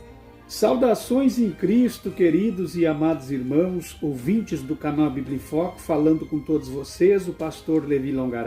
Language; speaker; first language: Portuguese; native; Portuguese